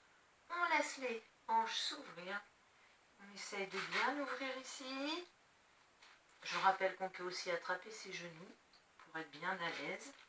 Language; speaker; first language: French; native; French